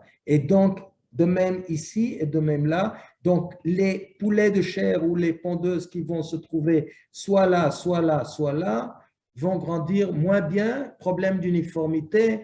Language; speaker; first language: French; non-native, fluent; Hebrew